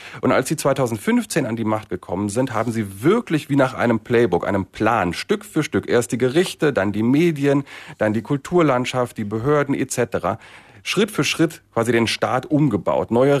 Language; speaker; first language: German; native; German